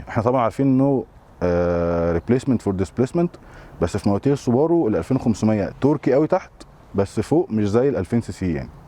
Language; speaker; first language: Arabic; native; Arabic